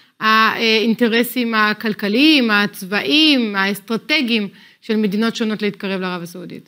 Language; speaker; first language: Hebrew; native; Hebrew